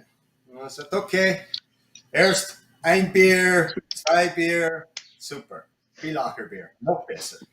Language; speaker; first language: German; non-native, learner; English